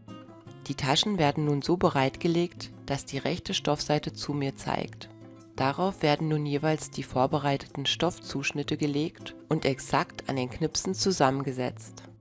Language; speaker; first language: German; native; German